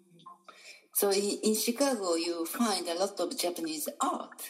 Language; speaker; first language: English; non-native, learner; Japanese